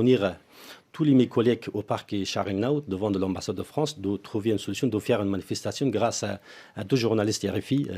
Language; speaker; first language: French; non-native, fluent; Persian